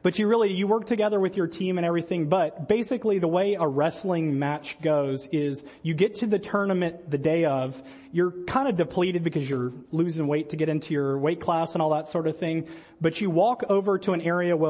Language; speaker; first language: English; native; English